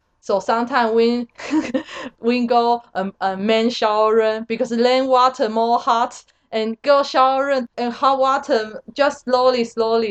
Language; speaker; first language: English; non-native, learner; Chinese